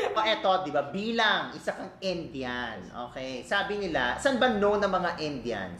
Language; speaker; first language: Filipino; native; Filipino